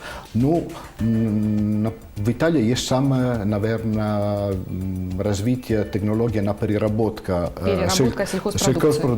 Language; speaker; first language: Russian; non-native, fluent; Italian